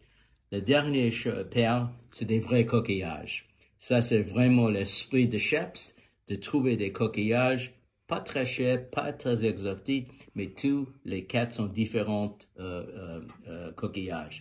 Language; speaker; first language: French; non-native, fluent; English